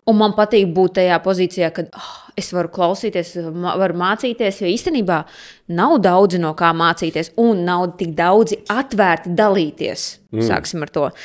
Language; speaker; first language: Latvian; native; Latvian